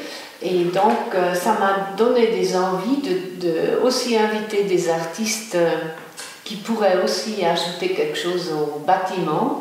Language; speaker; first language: French; non-native, local second language; German